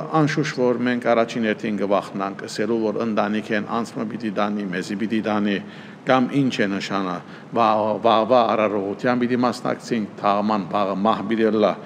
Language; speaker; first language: Armenian; native; Armenian